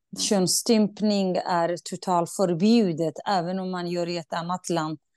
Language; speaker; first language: Swedish; non-native, fluent; Kurdish